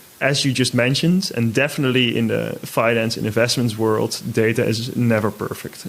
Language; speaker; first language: English; non-native, fluent; Dutch